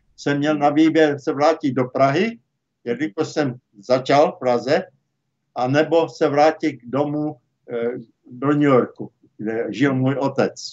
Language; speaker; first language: Czech; native; Czech